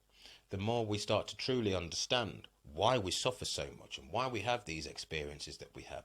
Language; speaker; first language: English; native; English